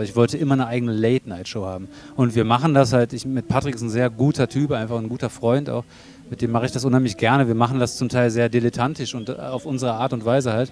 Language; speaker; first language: German; native; German